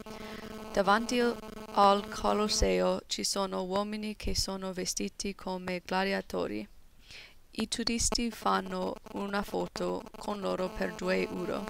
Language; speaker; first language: Italian; non-native, learner; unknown